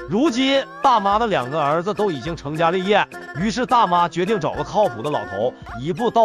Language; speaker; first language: Chinese; native; Chinese